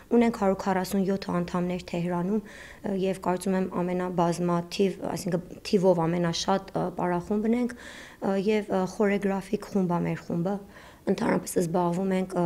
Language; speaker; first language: Armenian; early bilingual, heritage; Armenian